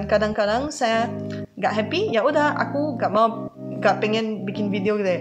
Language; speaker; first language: Indonesian; non-native, fluent; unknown